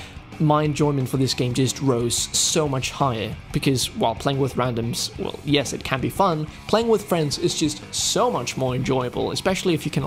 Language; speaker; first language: English; non-native, fluent; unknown